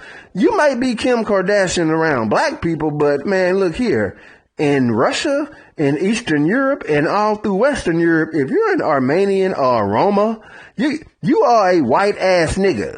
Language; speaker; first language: English; native; English